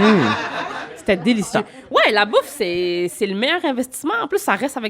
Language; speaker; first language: French; native; French